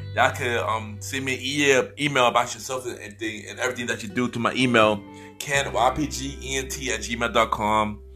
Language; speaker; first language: English; native; English